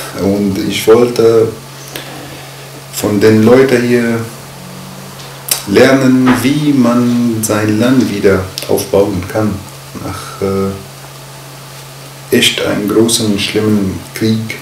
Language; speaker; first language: German; non-native, fluent; Arabic